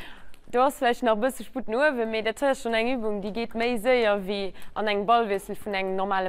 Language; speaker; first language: German; non-native, local second language; Luxembourgish